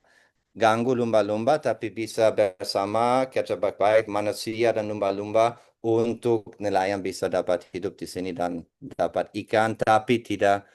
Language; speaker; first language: Indonesian; non-native, fluent; English